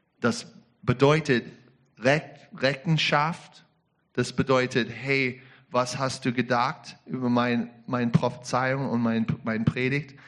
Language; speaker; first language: German; non-native, learner; English